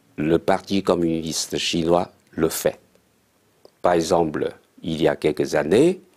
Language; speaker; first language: French; non-native, fluent; Chinese